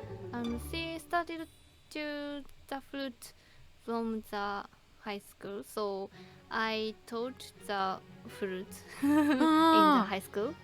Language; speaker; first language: English; non-native, learner; Japanese